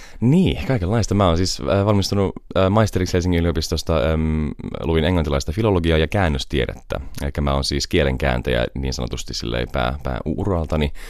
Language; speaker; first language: Finnish; early bilingual, heritage; Finnish